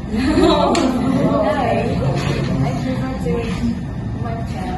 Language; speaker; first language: English; non-native, learner; Indonesian